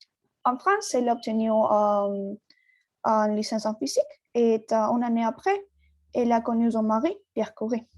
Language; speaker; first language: French; non-native, learner; Spanish